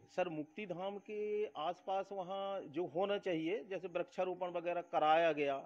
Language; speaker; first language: Hindi; native; Hindi